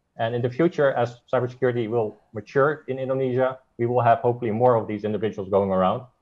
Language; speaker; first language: English; non-native, fluent; Dutch